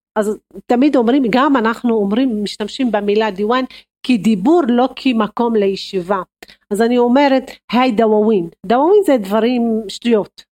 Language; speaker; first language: Hebrew; non-native, local second language; Arabic